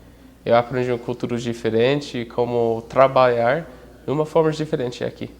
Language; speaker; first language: Portuguese; non-native, fluent; English